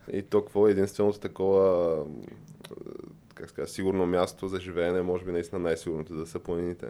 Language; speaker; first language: Bulgarian; native; Bulgarian